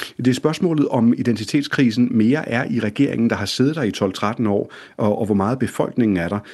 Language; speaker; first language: Danish; native; Danish